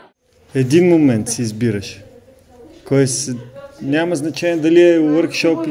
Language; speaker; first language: Bulgarian; native; Bulgarian